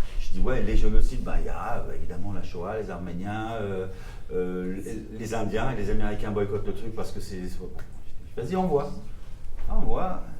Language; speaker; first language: French; non-native, local second language; Armenian